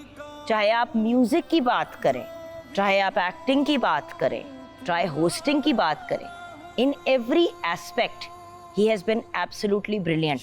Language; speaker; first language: Urdu; native; Urdu